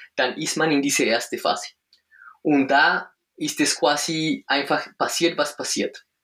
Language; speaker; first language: German; non-native, fluent; Spanish